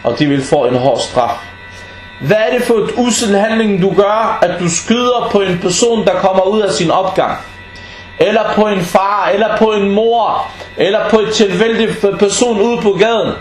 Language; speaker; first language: Danish; early bilingual, other home language; Arabic